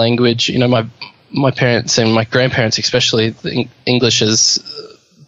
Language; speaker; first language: English; native; English